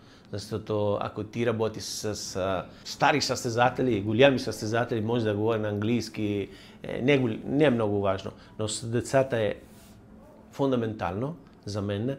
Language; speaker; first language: Bulgarian; non-native, learner; Italian